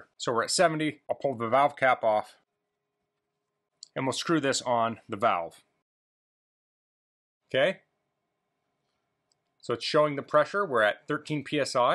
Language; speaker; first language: English; native; English